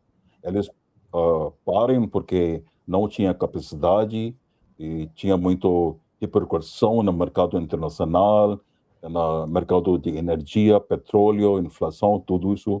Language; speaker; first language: Portuguese; non-native, fluent; Hindi